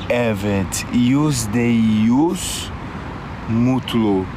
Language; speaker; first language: Turkish; non-native, learner; Portuguese